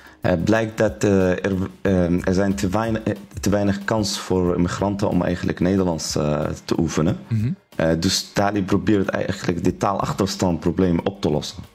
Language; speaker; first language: Dutch; non-native, learner; Arabic